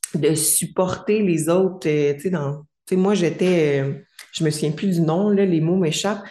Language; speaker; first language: French; native; French